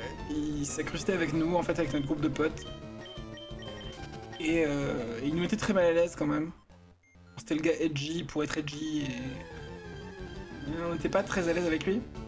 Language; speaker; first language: French; native; French